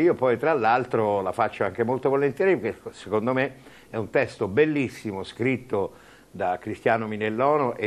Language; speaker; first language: Italian; native; Italian